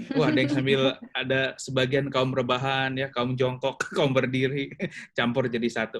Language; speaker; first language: Indonesian; native; Indonesian